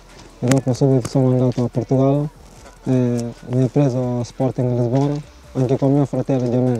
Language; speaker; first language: Italian; non-native, learner; Portuguese